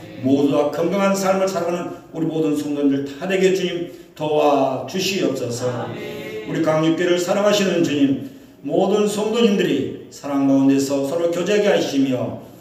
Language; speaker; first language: Korean; native; Korean